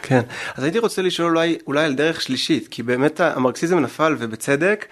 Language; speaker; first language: Hebrew; native; Hebrew